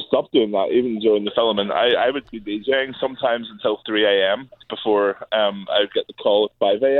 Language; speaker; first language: English; native; English